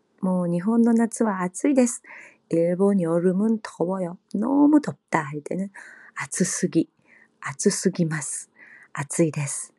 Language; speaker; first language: Japanese; non-native, fluent; Korean